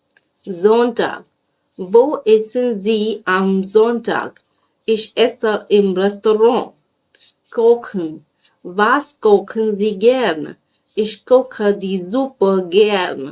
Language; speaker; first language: German; non-native, fluent; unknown